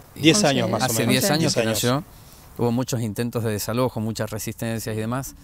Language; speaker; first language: Spanish; native; Spanish